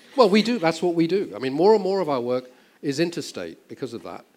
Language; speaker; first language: English; native; English